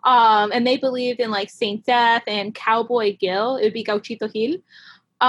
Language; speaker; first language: English; native; English